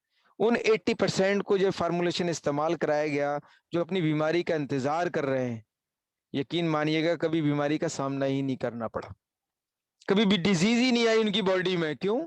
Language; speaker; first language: Hindi; native; Hindi